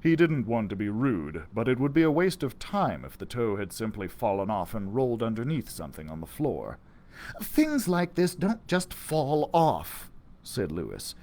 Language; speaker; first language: English; native; English